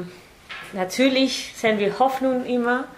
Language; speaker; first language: German; non-native, fluent; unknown